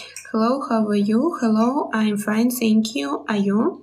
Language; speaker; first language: English; non-native, learner; Russian